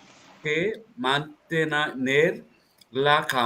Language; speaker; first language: Spanish; non-native, learner; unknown